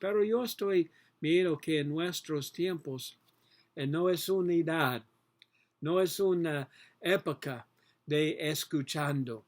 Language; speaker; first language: Spanish; non-native, learner; English